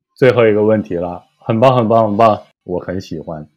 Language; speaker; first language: Chinese; native; Chinese